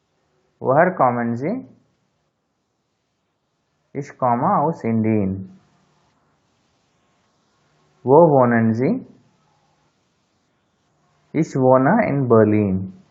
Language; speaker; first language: German; non-native, fluent; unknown